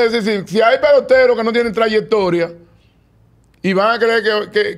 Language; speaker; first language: Spanish; native; Spanish